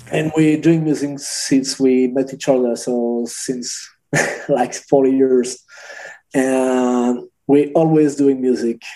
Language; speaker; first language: English; non-native, learner; French